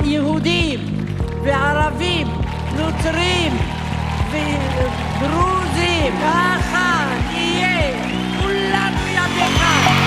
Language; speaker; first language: Hebrew; non-native, fluent; Arabic